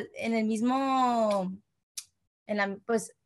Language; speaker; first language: Spanish; early bilingual, heritage; Spanish